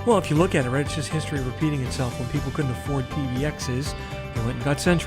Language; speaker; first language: English; native; English